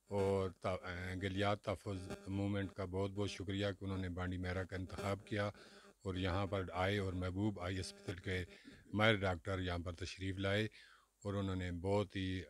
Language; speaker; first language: Urdu; non-native, local second language; Northern Hindko